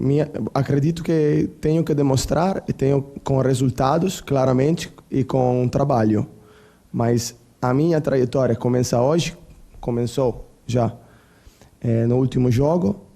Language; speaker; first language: Portuguese; non-native, learner; Italian